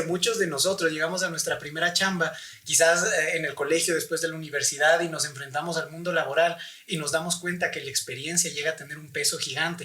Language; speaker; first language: Spanish; native; Spanish